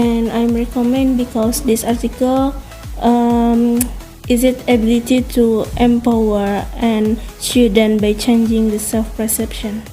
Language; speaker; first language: English; non-native, learner; Indonesian